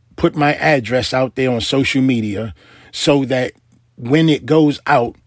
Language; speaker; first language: English; native; English